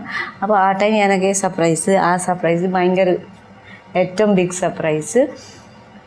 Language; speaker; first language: Malayalam; non-native, learner; Nepali